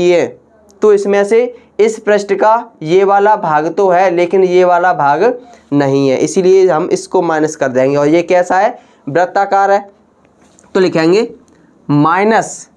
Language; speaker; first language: Hindi; native; Hindi